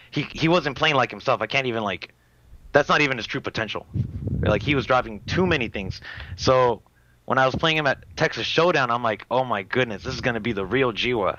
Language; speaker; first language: English; native; English